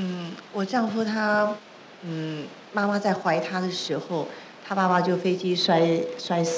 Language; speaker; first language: Chinese; native; Chinese